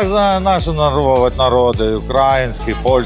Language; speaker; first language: Polish; non-native, learner; Ukrainian